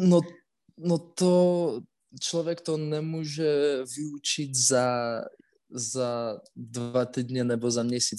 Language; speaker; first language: Czech; non-native, learner; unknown